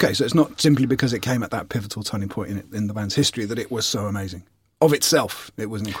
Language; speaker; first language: English; native; English